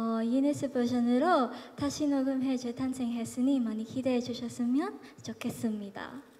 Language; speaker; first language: Korean; non-native, learner; Filipino